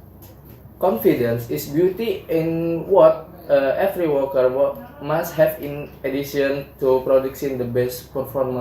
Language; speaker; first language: English; non-native, learner; Indonesian